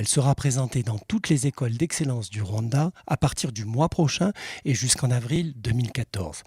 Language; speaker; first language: French; native; French